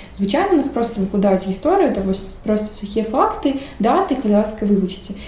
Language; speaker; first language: Belarusian; non-native, local second language; Russian